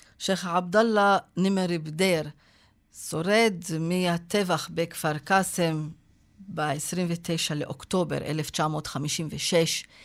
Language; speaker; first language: Hebrew; non-native, local second language; Arabic